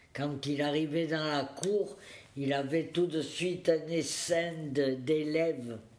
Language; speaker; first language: French; native; French